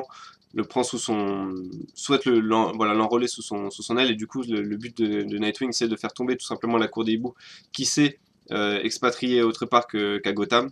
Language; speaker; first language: French; native; French